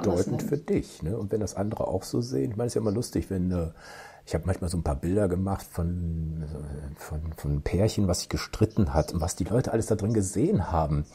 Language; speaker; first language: German; native; German